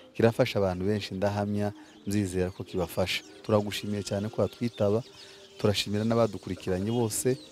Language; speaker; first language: Kinyarwanda; early bilingual, heritage; Kinyarwanda